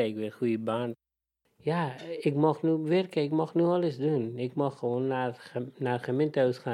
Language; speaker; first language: Dutch; non-native, learner; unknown